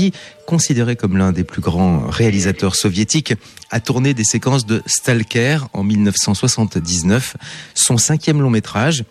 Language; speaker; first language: French; native; French